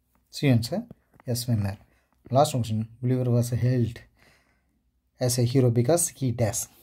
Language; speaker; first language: English; non-native, local second language; Tamil